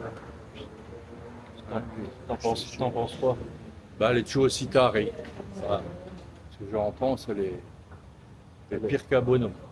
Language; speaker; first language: French; native; French